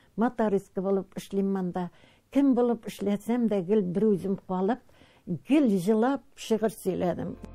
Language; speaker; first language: Tatar; native; Tatar